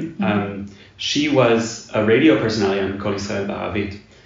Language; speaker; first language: English; native; English